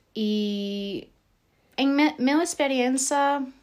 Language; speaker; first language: Portuguese; non-native, fluent; English